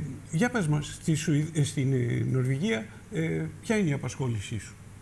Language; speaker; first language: Greek; native; Greek